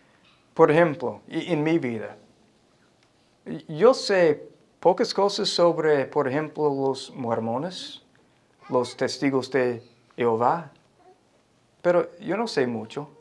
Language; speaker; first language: Spanish; non-native, fluent; English